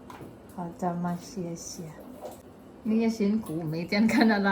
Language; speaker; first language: Chinese; non-native, learner; Filipino